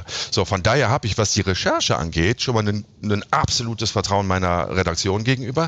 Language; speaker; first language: German; native; German